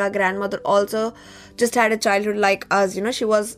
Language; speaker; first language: English; non-native, local second language; Telugu